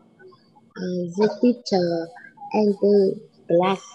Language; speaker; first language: English; non-native, learner; Vietnamese